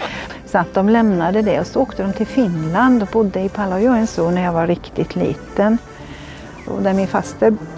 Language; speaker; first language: Swedish; native; Swedish